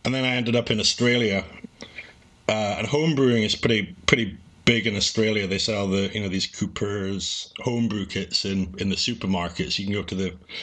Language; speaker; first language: English; native; English